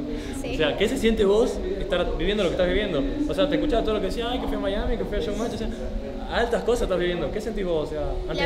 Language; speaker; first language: Spanish; native; Spanish